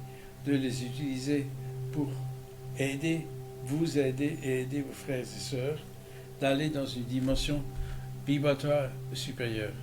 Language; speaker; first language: French; native; French